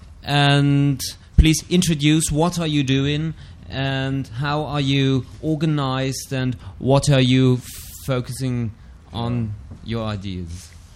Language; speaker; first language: English; non-native, fluent; German